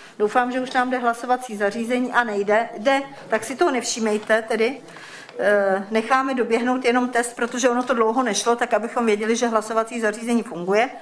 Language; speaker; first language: Czech; native; Czech